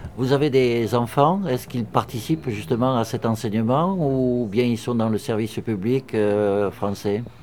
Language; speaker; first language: French; native; French